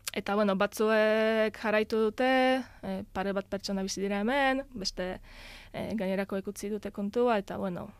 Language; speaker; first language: Basque; non-native, fluent; Polish